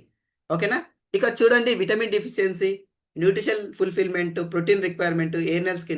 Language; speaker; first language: Telugu; native; Telugu